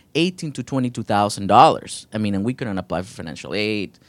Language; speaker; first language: English; early bilingual, other home language; Spanish